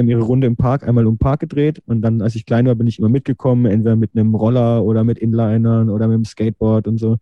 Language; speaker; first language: German; native; German